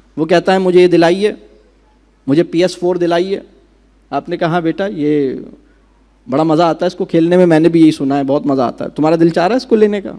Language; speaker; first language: Urdu; native; Urdu